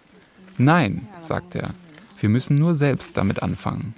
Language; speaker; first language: German; native; German